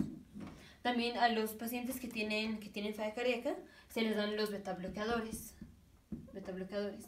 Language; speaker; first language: Spanish; native; Spanish